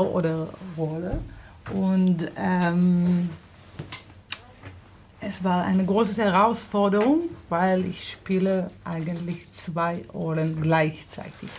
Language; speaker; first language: German; non-native, fluent; Hebrew